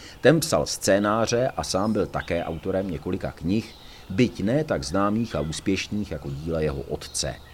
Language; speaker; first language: Czech; native; Czech